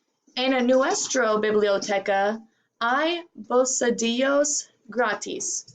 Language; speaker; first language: Spanish; non-native, learner; English